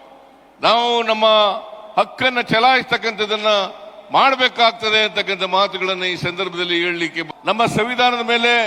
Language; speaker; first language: Kannada; native; Kannada